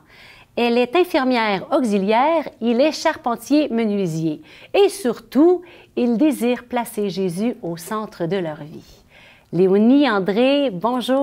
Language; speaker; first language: French; native; French